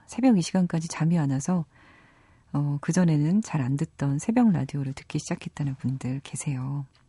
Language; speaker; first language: Korean; native; Korean